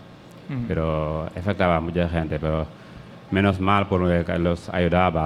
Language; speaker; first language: Spanish; non-native, learner; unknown